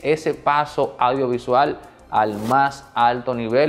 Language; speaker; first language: Spanish; native; Spanish